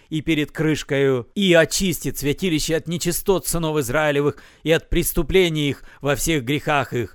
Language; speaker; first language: Russian; native; Russian